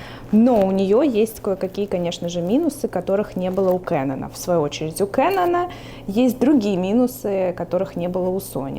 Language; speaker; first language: Russian; native; Russian